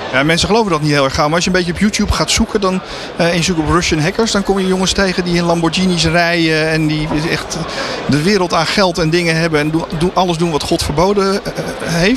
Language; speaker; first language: Dutch; native; Dutch